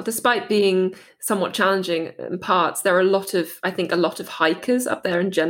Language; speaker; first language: English; native; English